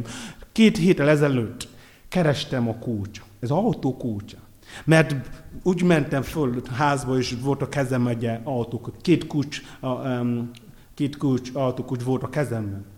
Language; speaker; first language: Hungarian; non-native, learner; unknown